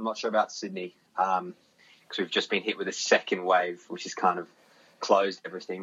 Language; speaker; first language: English; native; English